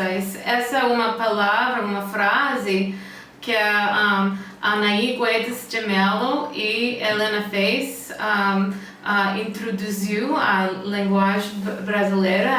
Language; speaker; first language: Portuguese; non-native, fluent; English